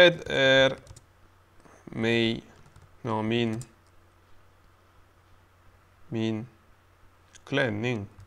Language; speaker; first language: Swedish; non-native, learner; French